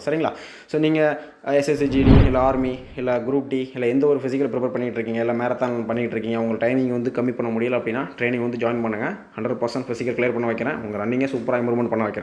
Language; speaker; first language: Tamil; native; Tamil